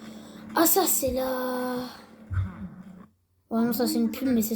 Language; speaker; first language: French; native; French